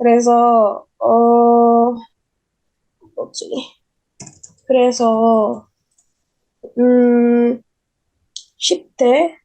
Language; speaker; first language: Korean; non-native, learner; Indonesian